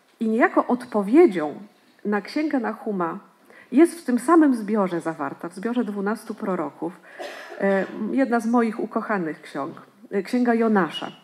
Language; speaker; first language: Polish; native; Polish